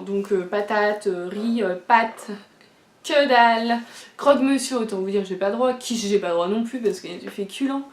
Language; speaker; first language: French; native; French